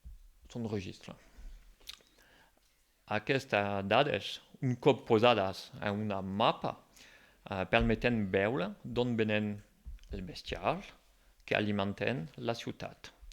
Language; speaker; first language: Catalan; non-native, local second language; French